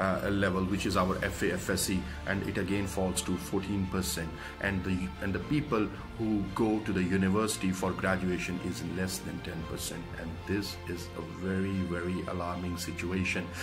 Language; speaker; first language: English; non-native, local second language; Urdu